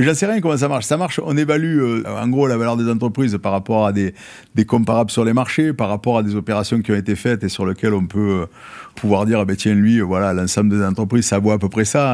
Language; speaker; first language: French; native; French